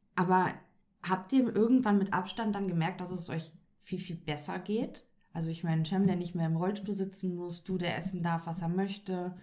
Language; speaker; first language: German; native; German